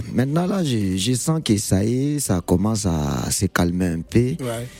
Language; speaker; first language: French; non-native, local second language; Lingala